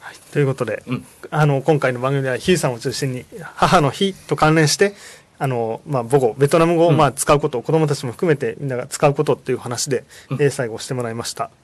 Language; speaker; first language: Japanese; native; Japanese